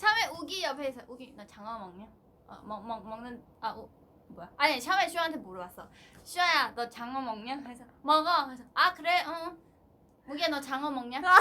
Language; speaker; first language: Korean; non-native, fluent; Thai